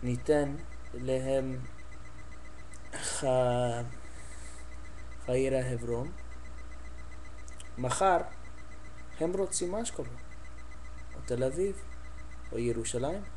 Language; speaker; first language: Hebrew; non-native, learner; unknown